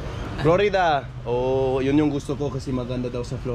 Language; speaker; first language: Filipino; non-native, learner; English